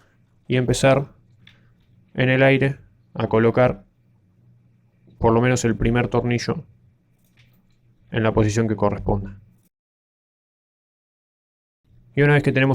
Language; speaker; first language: Spanish; native; Spanish